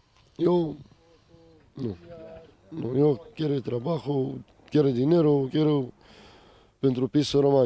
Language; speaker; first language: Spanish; non-native, learner; Romanian